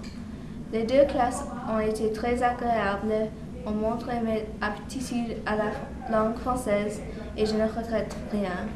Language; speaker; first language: French; non-native, fluent; English